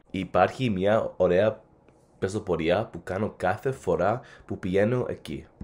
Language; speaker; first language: Greek; early bilingual, heritage; English